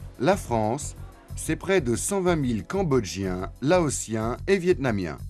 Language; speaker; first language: French; native; French